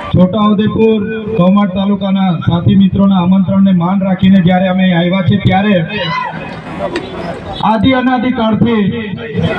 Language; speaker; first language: Gujarati; non-native, local second language; Vasavi